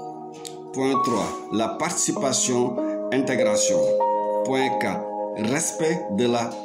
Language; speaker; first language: French; non-native, local second language; Wolof